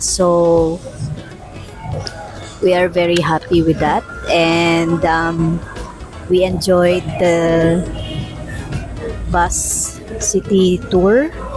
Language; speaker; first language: English; non-native, local second language; Aklanon